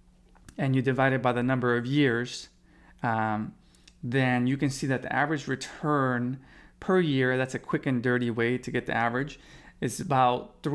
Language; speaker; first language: English; native; English